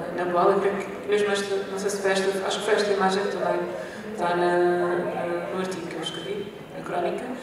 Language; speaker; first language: Portuguese; native; Portuguese